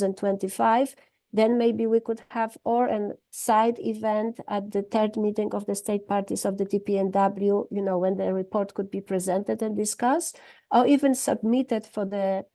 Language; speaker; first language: English; non-native, fluent; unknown